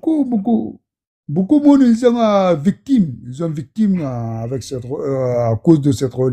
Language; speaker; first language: French; non-native, learner; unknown